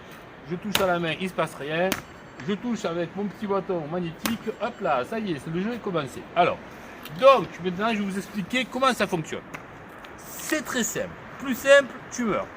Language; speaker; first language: French; native; French